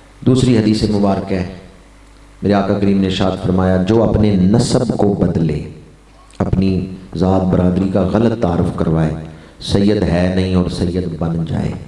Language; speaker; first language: Urdu; non-native, local second language; Punjabi